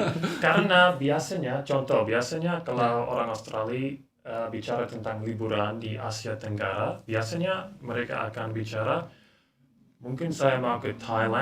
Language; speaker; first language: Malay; non-native, learner; English